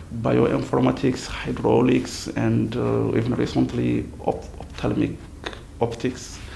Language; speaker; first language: English; non-native, fluent; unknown